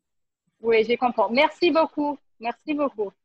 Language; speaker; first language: French; non-native, learner; Portuguese